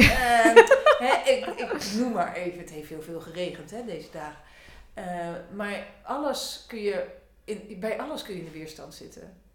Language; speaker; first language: Dutch; native; Dutch